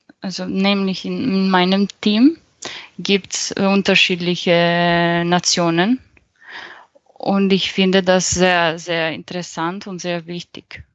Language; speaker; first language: German; non-native, fluent; Serbian